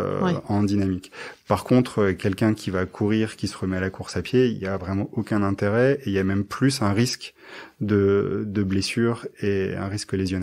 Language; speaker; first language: French; native; French